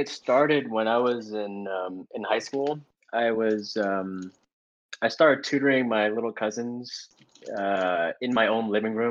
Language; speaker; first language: English; native; English